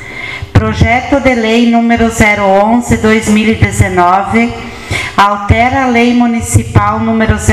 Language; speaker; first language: Portuguese; native; Portuguese